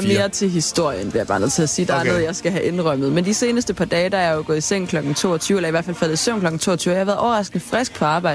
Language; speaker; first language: Danish; native; Danish